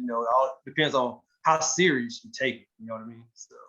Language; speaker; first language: English; native; English